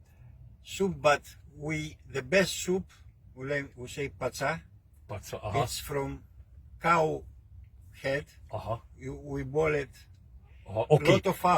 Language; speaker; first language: English; non-native, learner; Greek